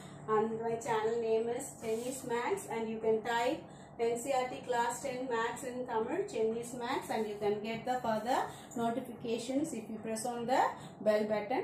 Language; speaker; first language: English; non-native, local second language; Tamil